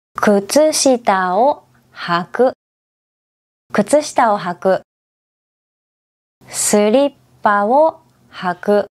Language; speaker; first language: Japanese; native; Japanese